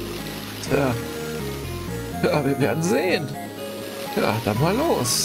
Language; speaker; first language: German; native; German